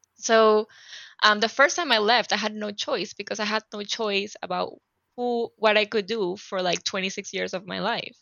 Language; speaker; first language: English; non-native, fluent; Spanish